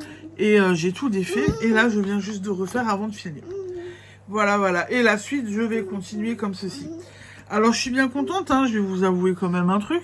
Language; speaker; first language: French; native; French